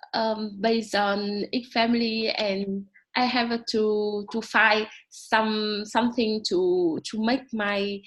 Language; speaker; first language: English; non-native, learner; Vietnamese